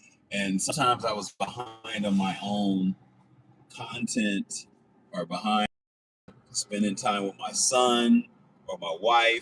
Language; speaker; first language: English; native; English